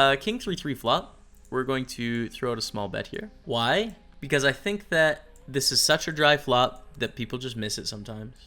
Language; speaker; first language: English; native; English